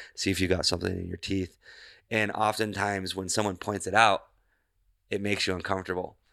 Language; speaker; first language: English; native; English